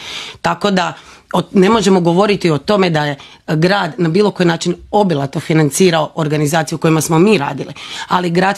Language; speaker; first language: Croatian; native; Croatian